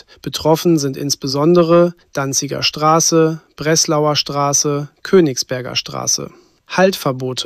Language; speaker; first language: German; native; German